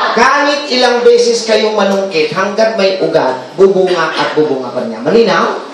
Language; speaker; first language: Filipino; native; Filipino